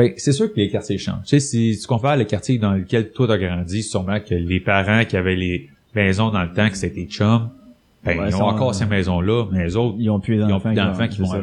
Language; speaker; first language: French; native; French